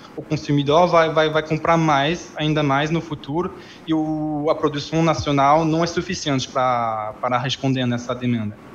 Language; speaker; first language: Portuguese; non-native, fluent; French